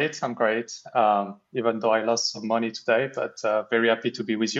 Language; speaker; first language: English; non-native, fluent; French